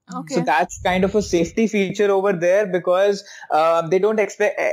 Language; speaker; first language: English; non-native, local second language; Hindi